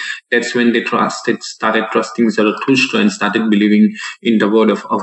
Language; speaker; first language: English; non-native, local second language; Gujarati